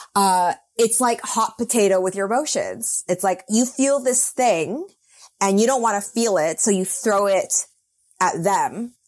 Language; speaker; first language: English; native; English